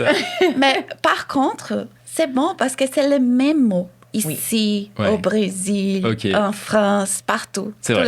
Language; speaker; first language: French; non-native, fluent; Portuguese